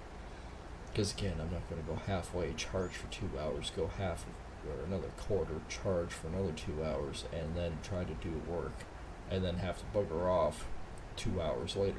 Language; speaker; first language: English; native; English